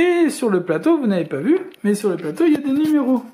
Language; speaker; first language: French; native; French